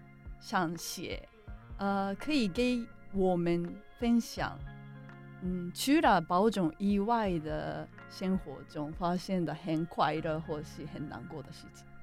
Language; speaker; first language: Chinese; non-native, fluent; Japanese